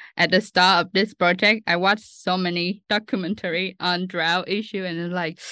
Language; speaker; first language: English; non-native, fluent; Vietnamese